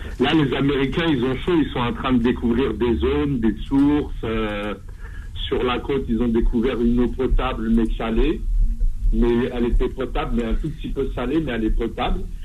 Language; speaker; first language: French; early bilingual, other home language; Kabyle